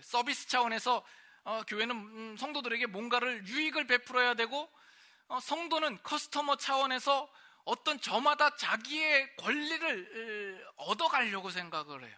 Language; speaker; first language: Korean; native; Korean